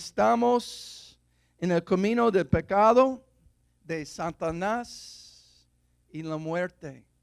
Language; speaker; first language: Spanish; non-native, fluent; English